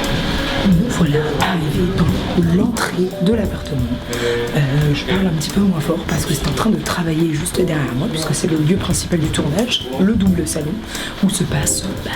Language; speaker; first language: French; native; French